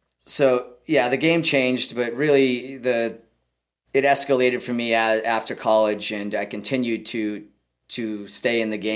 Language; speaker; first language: English; native; English